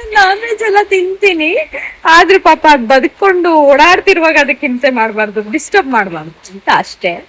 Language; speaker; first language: Kannada; non-native, local second language; Tulu